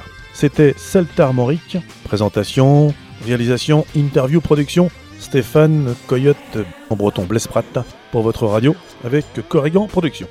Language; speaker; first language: French; native; French